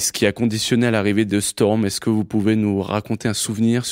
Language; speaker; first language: French; native; French